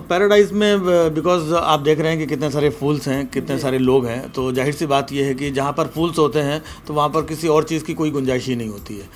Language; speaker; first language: Hindi; native; Hindi